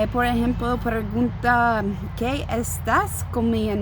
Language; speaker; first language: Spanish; non-native, learner; English